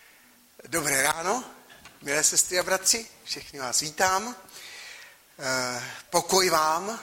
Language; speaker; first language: Czech; native; Czech